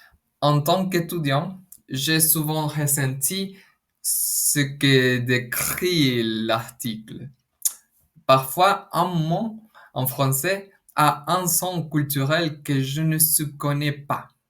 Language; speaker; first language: French; non-native, fluent; Spanish